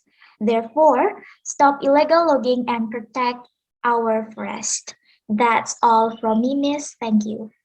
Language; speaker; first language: English; non-native, learner; Indonesian